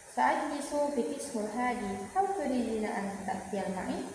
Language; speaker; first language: Arabic; non-native, learner; Indonesian